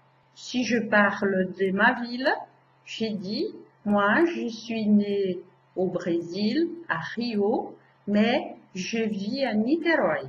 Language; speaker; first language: French; non-native, fluent; Portuguese